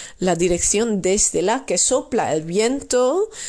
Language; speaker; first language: Spanish; non-native, fluent; Dutch